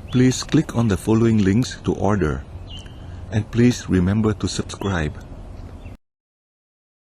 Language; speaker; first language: English; non-native, fluent; Vietnamese